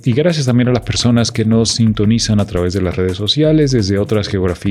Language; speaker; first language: Spanish; native; Spanish